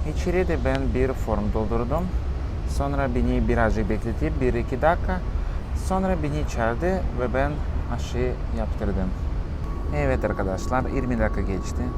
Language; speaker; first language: Turkish; non-native, learner; Russian